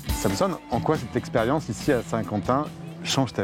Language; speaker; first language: French; native; French